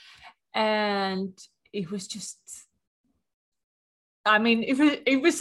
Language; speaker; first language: English; non-native, fluent; Swedish